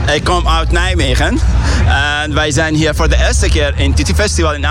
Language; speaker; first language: Dutch; non-native, learner; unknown